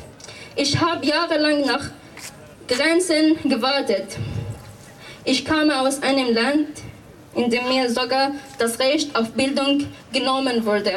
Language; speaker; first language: German; non-native, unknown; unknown